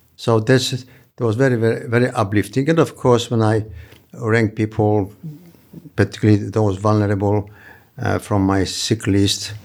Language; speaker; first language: English; non-native, fluent; Polish